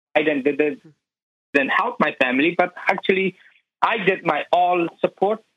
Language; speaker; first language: English; non-native, learner; Persian